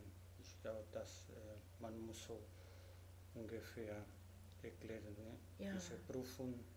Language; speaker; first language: German; non-native, learner; Spanish